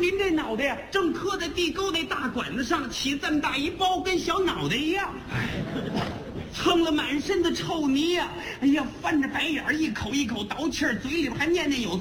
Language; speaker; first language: Chinese; native; Chinese